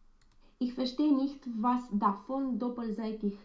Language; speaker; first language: German; non-native, learner; Romanian